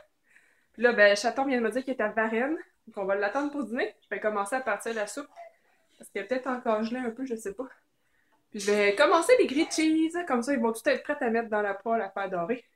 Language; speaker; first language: French; native; French